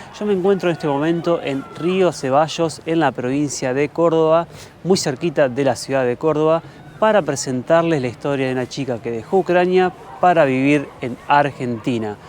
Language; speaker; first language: Spanish; native; Spanish